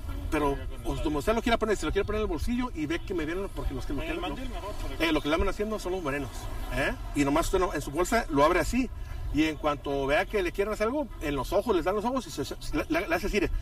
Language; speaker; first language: Spanish; early bilingual, heritage; Spanish